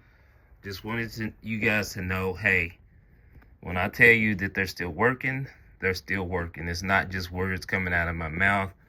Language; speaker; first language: English; native; English